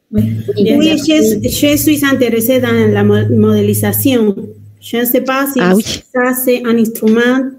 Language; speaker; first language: French; non-native, fluent; Spanish